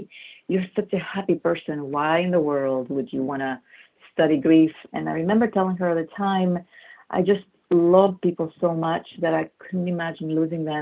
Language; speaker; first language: English; non-native, fluent; Greek